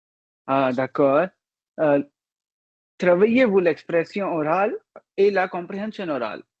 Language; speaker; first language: French; non-native, learner; Hindi